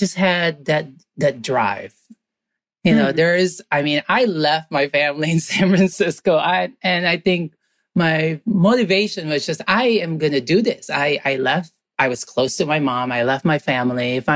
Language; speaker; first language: English; non-native, local second language; Filipino